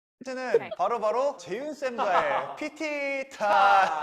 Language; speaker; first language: Korean; native; Korean